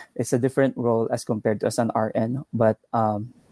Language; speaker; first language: English; non-native, local second language; Cebuano